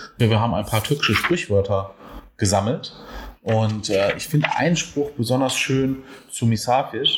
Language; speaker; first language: German; early bilingual, other home language; Turkish